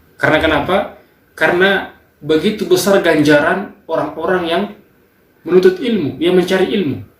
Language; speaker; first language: Indonesian; native; Indonesian